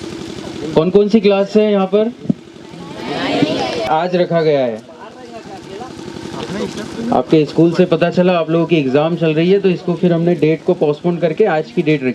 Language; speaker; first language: Hindi; native; Hindi